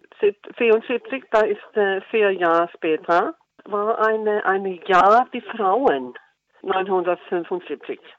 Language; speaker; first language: German; non-native, learner; Icelandic